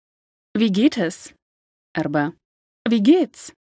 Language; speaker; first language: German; non-native, fluent; Lithuanian